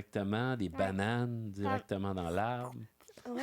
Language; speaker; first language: French; native; French